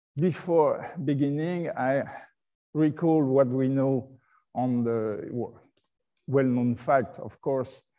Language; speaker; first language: English; non-native, fluent; French